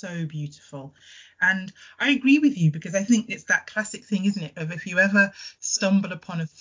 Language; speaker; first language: English; native; English